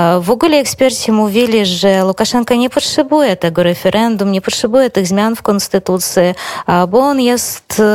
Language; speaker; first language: Polish; non-native, fluent; Belarusian